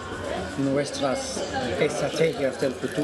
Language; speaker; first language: Spanish; non-native, fluent; English